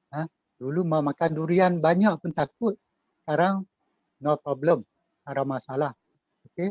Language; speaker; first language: Malay; native; Malay